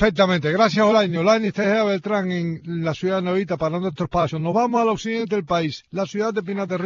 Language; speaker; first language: Spanish; native; Spanish